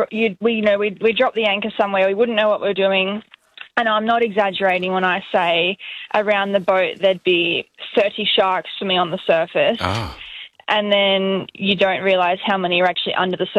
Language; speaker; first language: English; native; English